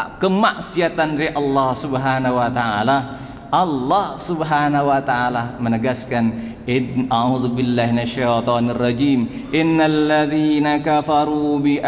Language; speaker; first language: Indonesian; native; Indonesian